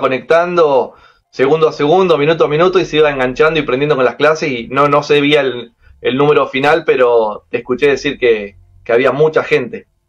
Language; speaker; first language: Spanish; native; Spanish